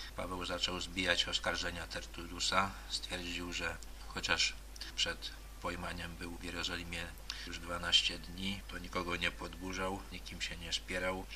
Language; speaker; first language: Polish; native; Polish